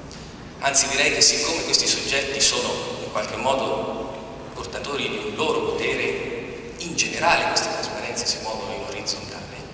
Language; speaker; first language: Italian; native; Italian